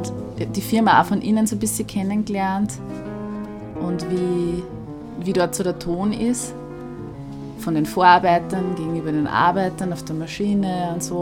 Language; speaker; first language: German; early bilingual, other home language; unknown